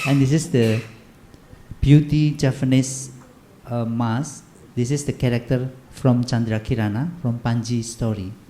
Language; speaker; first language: English; non-native, learner; Indonesian